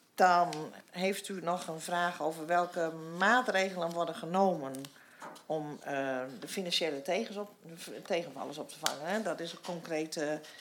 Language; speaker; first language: Dutch; native; Dutch